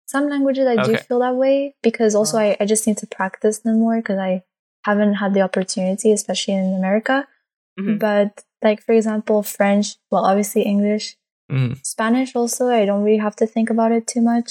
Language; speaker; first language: English; non-native, fluent; French